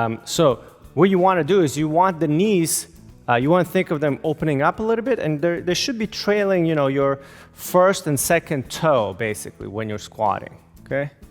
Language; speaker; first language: English; native; English